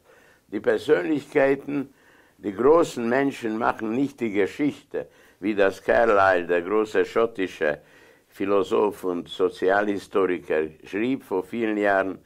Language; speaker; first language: German; non-native, fluent; Hungarian